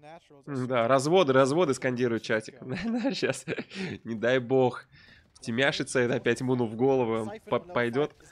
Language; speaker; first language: Russian; native; Russian